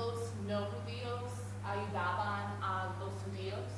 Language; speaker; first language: Spanish; non-native, learner; English